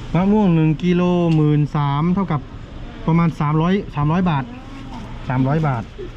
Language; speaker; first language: Thai; native; Thai